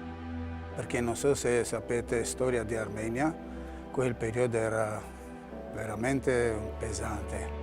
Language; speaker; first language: Italian; non-native, learner; Armenian